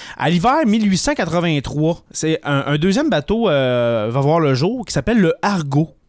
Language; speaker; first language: French; native; French